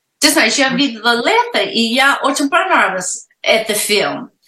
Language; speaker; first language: Russian; non-native, learner; English